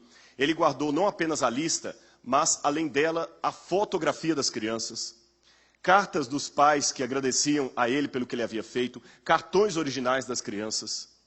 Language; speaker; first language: Portuguese; native; Portuguese